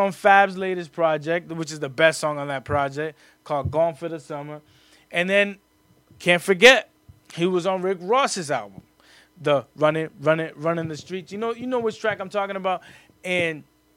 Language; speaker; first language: English; native; English